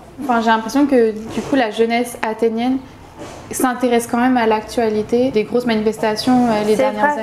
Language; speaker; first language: French; native; French